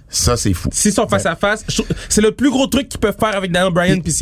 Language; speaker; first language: French; native; French